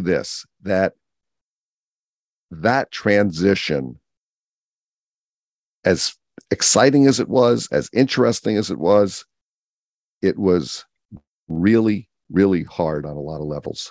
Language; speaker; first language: English; native; English